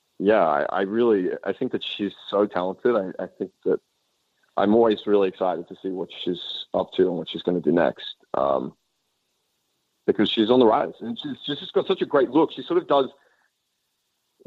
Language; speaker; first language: English; native; English